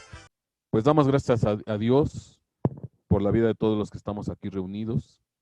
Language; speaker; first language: Spanish; native; Spanish